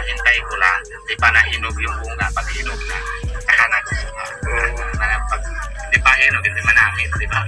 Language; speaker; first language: Filipino; non-native, fluent; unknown